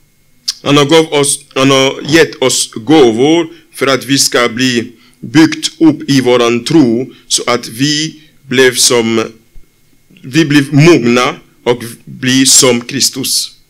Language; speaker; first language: Swedish; non-native, fluent; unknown